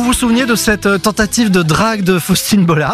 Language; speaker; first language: French; native; French